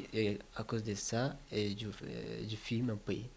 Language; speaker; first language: French; non-native, learner; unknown